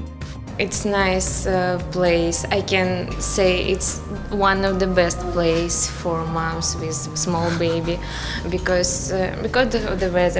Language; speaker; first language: English; non-native, learner; Russian